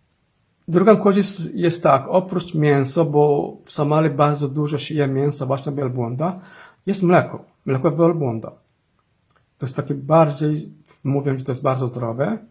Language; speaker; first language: Polish; non-native, fluent; Somali